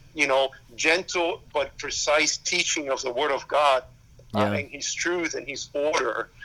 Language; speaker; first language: English; early bilingual, other home language; Spanish